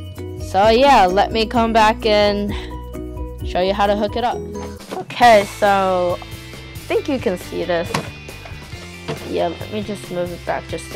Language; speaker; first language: English; native; English